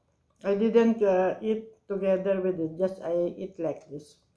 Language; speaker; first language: English; non-native, local second language; Filipino